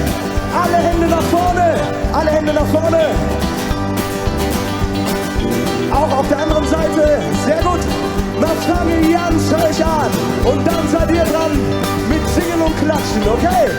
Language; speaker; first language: German; native; German